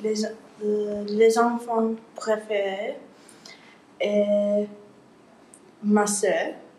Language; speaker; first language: French; non-native, learner; English